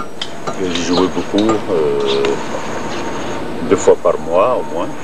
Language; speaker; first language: French; non-native, fluent; Arabic